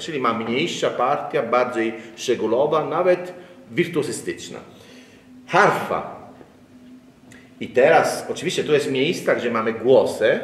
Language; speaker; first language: Polish; non-native, learner; Italian